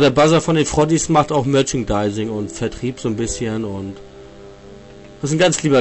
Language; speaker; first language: German; native; German